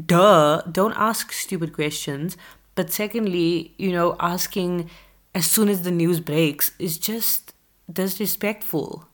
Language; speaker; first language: English; native; English